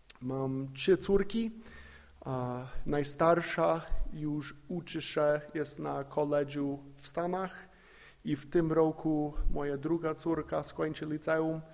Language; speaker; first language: Polish; non-native, fluent; English